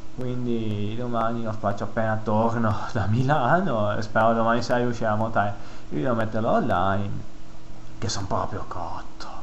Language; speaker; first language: Italian; native; Italian